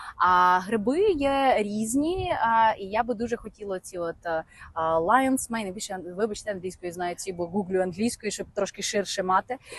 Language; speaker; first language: Ukrainian; native; Ukrainian